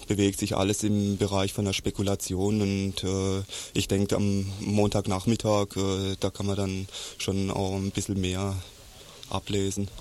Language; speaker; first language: German; native; German